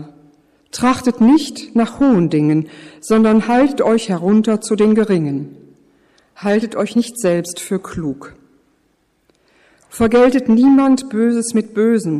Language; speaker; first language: German; native; German